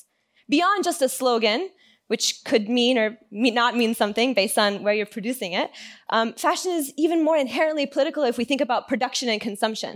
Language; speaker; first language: English; native; English